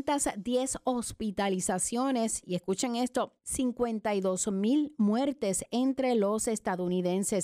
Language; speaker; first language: Spanish; native; Spanish